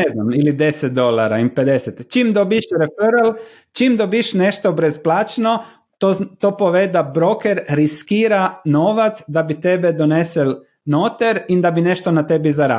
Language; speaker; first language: Slovenian; non-native, learner; Croatian